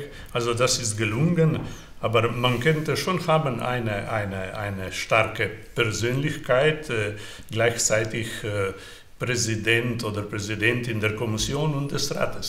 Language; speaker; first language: German; non-native, fluent; Slovenian